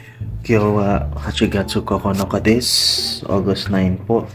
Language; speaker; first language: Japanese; non-native, learner; Filipino